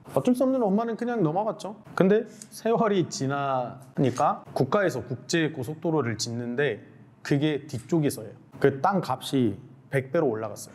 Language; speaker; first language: Korean; non-native, fluent; Arabic